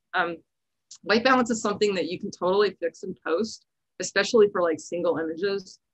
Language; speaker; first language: English; native; English